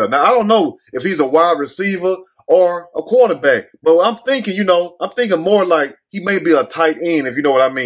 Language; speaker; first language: English; native; English